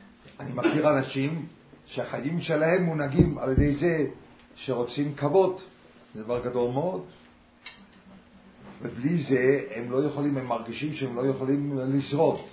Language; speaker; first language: Hebrew; non-native, fluent; English